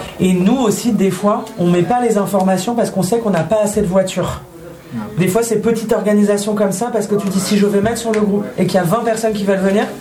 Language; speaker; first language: French; native; French